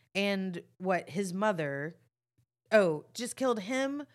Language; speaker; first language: English; native; English